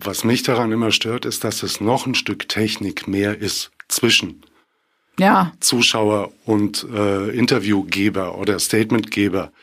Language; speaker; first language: German; native; German